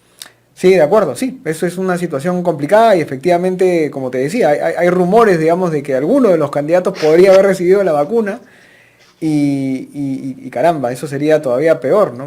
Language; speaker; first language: Spanish; native; Spanish